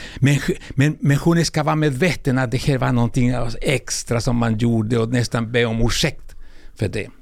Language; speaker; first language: Swedish; non-native, fluent; Spanish